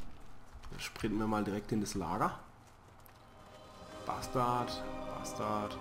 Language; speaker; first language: German; native; German